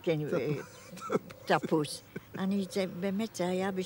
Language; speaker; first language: Hebrew; non-native, fluent; German